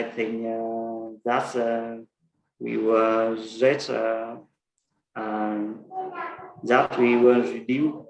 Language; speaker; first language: English; non-native, learner; Vietnamese